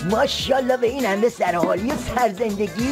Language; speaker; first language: Persian; native; Persian